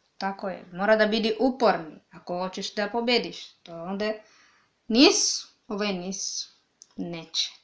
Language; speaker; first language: Serbian; non-native, learner; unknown